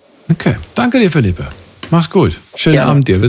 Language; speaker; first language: German; native; German